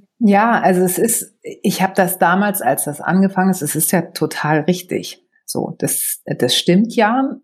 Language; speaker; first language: German; early bilingual, other home language; Greek